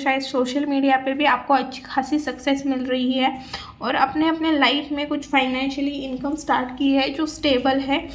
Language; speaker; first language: Hindi; non-native, local second language; Marathi